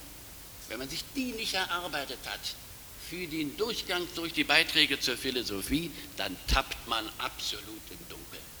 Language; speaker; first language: German; native; German